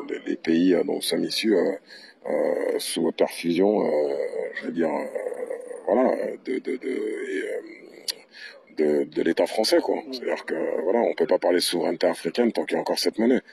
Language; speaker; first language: French; native; French